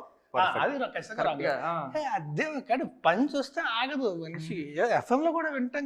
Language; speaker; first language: Telugu; native; Telugu